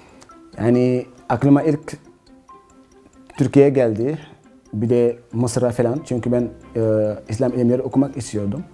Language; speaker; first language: Turkish; non-native, fluent; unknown